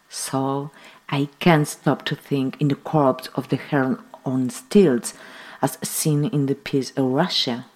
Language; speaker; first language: English; non-native, fluent; Spanish